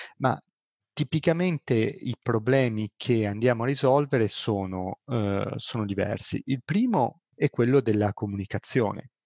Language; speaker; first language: Italian; native; Italian